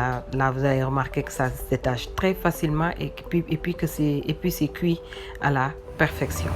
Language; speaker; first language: French; non-native, local second language; Wolof